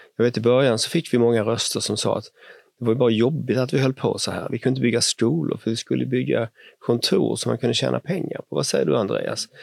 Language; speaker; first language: Swedish; native; Swedish